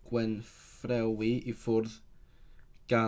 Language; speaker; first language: Welsh; non-native, learner; Cantonese